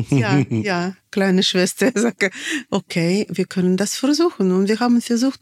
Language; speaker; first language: German; non-native, fluent; Russian